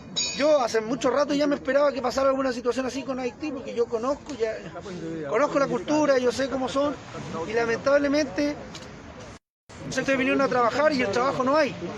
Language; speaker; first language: Spanish; native; Spanish